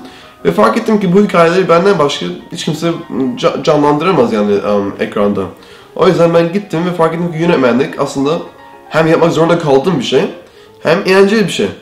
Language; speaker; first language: Turkish; early bilingual, heritage; Turkish